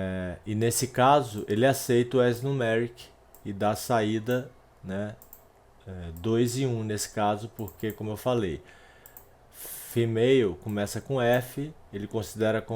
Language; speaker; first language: Portuguese; native; Portuguese